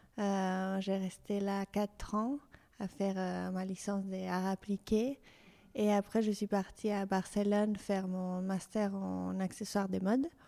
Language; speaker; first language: French; non-native, fluent; Spanish